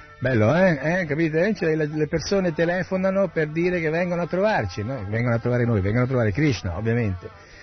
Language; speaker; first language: Italian; native; Italian